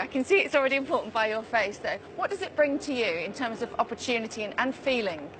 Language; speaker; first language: English; native; English